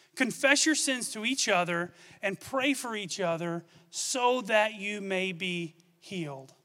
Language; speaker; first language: English; native; English